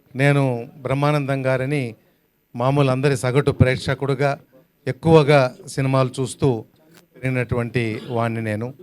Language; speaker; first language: Telugu; native; Telugu